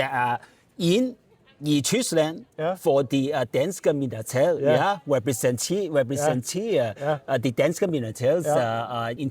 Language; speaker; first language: Danish; non-native, learner; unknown